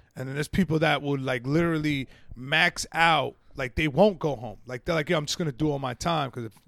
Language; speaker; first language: English; native; English